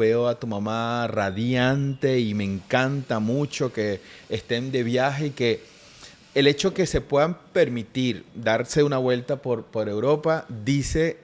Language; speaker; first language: Spanish; native; Spanish